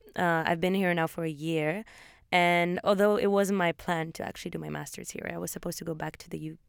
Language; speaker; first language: English; early bilingual, other home language; Polish